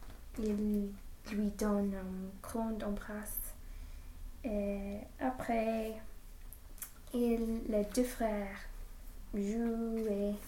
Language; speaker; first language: French; non-native, learner; English